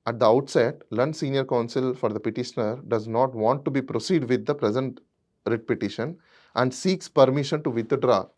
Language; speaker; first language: English; non-native, local second language; Telugu